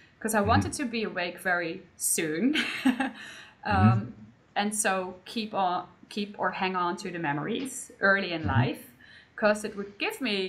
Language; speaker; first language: English; non-native, fluent; Dutch